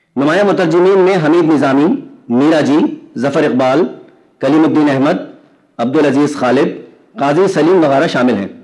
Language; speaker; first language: Urdu; native; Urdu